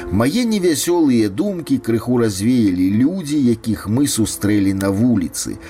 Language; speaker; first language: Belarusian; native; Belarusian